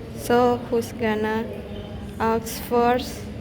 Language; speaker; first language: English; non-native, learner; Indonesian